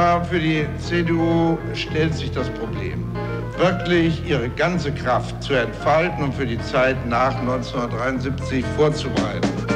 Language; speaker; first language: German; native; German